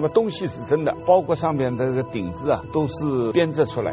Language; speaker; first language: Chinese; native; Chinese